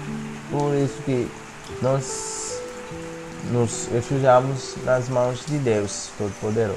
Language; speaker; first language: Portuguese; non-native, fluent; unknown